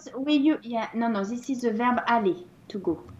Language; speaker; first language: English; non-native, fluent; French